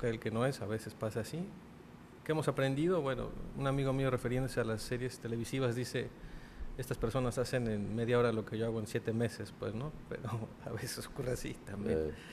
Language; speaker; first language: Spanish; native; Spanish